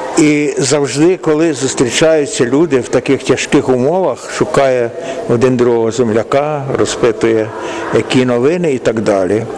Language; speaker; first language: Ukrainian; native; Ukrainian